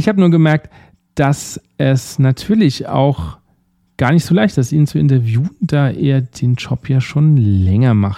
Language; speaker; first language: German; native; German